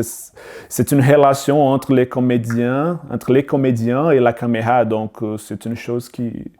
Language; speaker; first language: French; non-native, learner; Portuguese